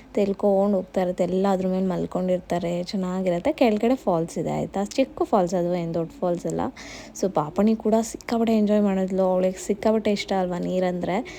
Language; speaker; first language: Kannada; non-native, local second language; Marathi